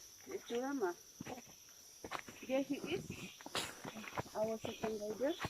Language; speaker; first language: English; non-native, local second language; Malay